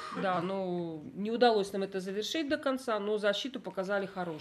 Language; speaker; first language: Russian; native; Russian